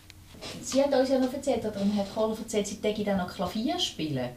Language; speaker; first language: German; native; German